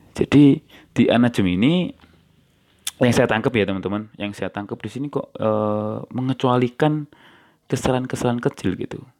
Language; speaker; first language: Indonesian; non-native, local second language; Javanese